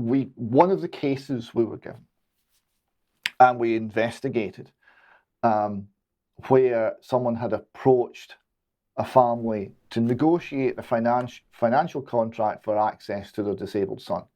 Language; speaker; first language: English; native; English